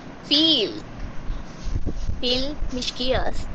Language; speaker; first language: Persian; non-native, learner; Urdu